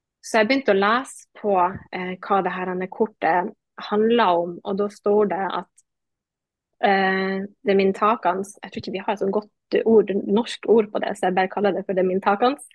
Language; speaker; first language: Norwegian; native; Norwegian